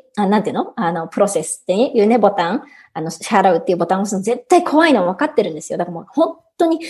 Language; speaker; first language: Japanese; native; Japanese